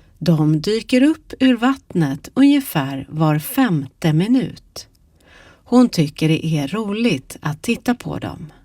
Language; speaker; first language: Swedish; native; Swedish